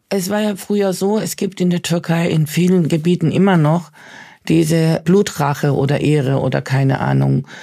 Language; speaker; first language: German; early bilingual, other home language; Turkish